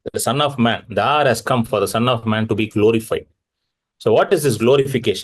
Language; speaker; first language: English; non-native, local second language; Tamil